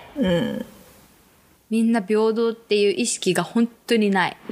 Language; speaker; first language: Japanese; native; Japanese